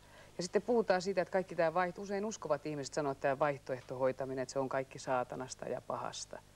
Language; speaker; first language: Finnish; native; Finnish